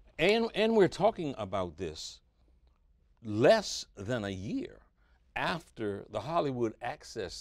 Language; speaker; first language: English; native; English